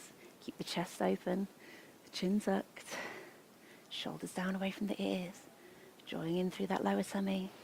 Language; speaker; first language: English; native; English